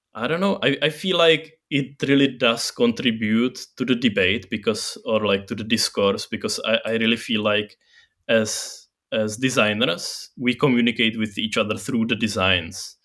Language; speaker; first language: English; non-native, fluent; Czech